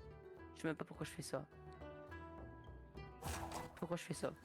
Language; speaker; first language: French; native; French